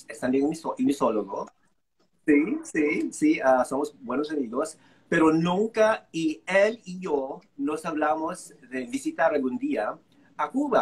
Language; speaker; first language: Spanish; non-native, fluent; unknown